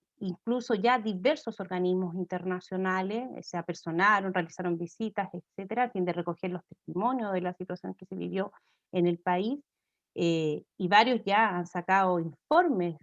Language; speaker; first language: Spanish; native; Spanish